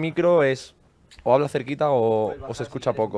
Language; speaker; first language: Spanish; native; Spanish